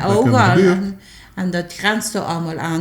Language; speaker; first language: Dutch; native; Dutch